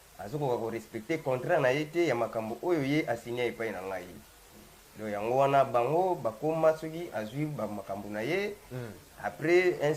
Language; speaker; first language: Lingala; non-native, local second language; Kongo